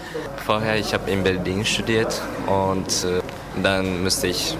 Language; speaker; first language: German; non-native, learner; Japanese